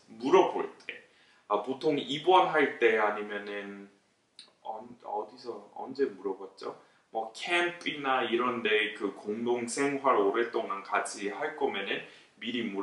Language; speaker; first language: Korean; non-native, fluent; English